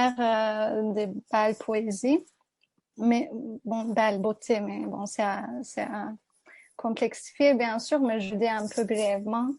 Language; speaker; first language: French; non-native, fluent; Turkish